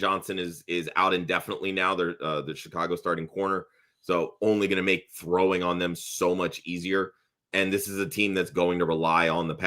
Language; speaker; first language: English; native; English